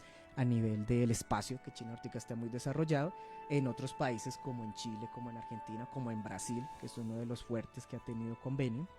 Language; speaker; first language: Spanish; native; Spanish